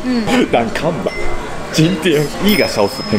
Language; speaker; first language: Chinese; non-native, fluent; Japanese